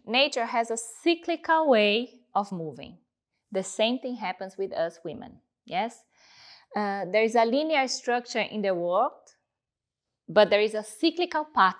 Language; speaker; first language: English; non-native, fluent; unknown